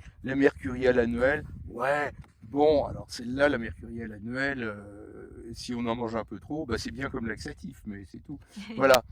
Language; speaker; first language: French; native; French